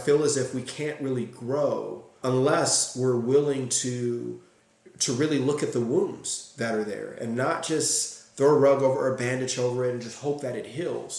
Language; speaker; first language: English; native; English